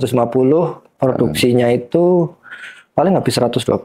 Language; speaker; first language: Indonesian; native; Indonesian